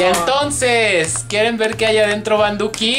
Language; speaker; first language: Spanish; native; Spanish